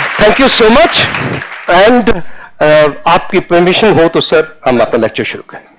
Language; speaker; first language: Hindi; non-native, local second language; Punjabi